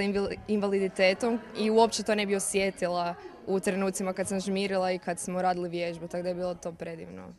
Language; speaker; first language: Croatian; native; Croatian